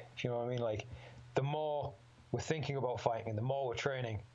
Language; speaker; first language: English; native; English